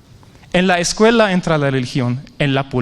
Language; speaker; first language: Spanish; non-native, fluent; Arabic